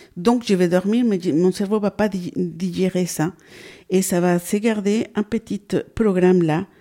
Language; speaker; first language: French; non-native, fluent; Spanish